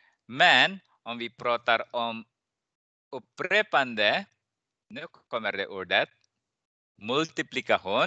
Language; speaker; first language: Swedish; non-native, fluent; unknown